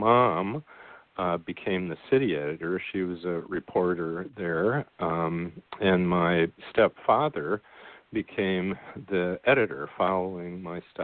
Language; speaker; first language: English; native; English